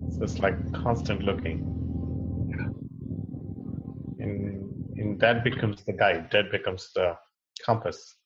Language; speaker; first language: English; non-native, local second language; Hindi